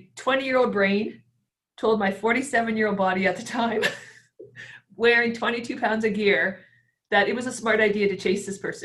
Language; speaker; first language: English; native; English